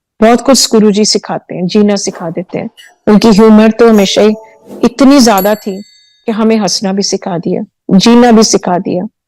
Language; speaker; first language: Hindi; early bilingual, heritage; Hindi